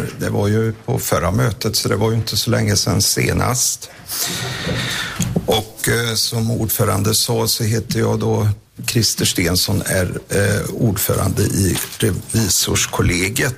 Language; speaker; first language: Swedish; native; Swedish